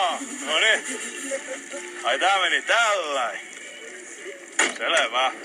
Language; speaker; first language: Finnish; native; Finnish